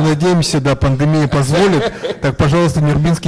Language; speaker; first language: Russian; native; Russian